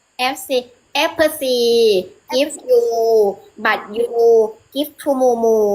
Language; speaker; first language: English; non-native, learner; Thai